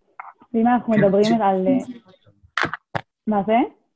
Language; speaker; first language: Hebrew; native; Hebrew